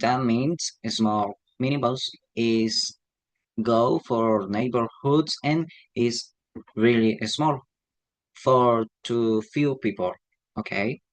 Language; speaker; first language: English; non-native, learner; Spanish